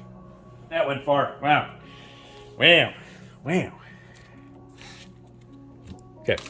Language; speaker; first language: English; native; English